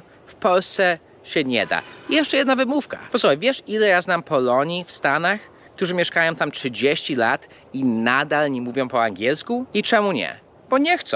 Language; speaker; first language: Polish; early bilingual, heritage; English